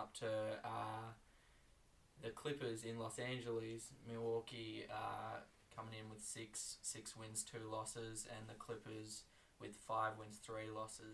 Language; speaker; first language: English; native; English